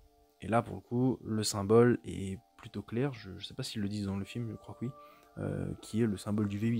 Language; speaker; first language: French; native; French